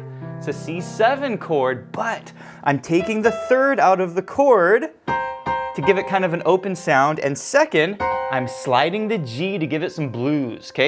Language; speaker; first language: English; native; English